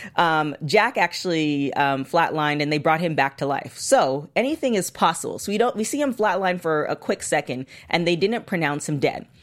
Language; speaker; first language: English; native; English